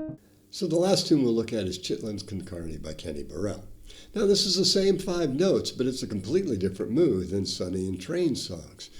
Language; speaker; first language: English; native; English